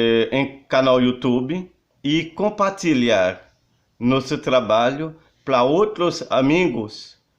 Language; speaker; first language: Portuguese; non-native, learner; Haitian Creole